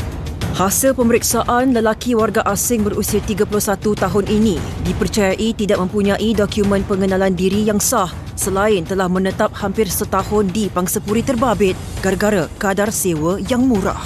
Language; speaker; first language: Malay; native; Malay